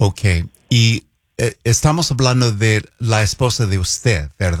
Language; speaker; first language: Spanish; non-native, fluent; English